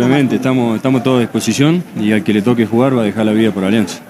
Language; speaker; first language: Spanish; native; Spanish